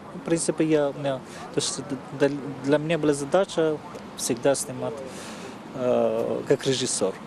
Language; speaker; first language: Russian; non-native, fluent; Persian